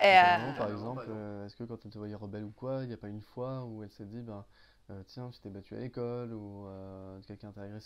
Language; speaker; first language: French; native; French